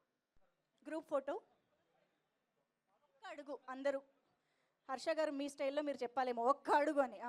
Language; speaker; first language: Telugu; native; Telugu